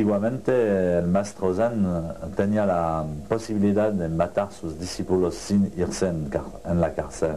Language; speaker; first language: Spanish; non-native, learner; French